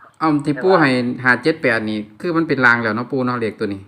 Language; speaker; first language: Thai; non-native, local second language; Lao